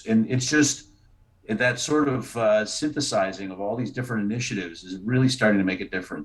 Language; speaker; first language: English; native; English